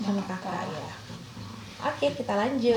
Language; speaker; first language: Indonesian; native; Indonesian